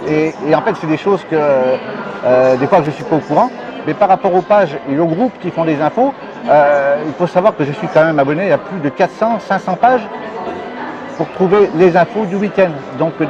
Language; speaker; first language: French; native; French